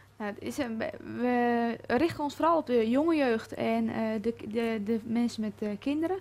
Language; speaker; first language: Dutch; native; Dutch